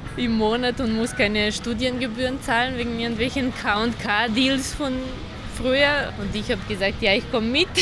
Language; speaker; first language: German; non-native, fluent; Serbian